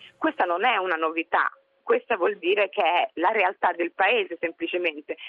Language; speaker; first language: Italian; native; Italian